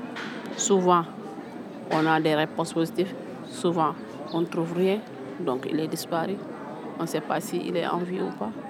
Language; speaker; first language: French; non-native, local second language; Fula